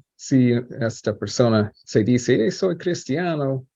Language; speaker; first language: Spanish; non-native, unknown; English